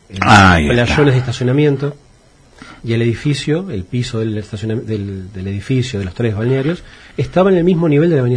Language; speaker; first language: Spanish; native; Spanish